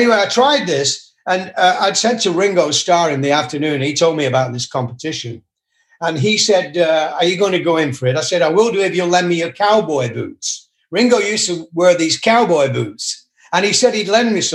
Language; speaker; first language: English; native; English